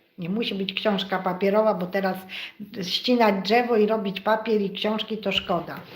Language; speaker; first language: Polish; native; Polish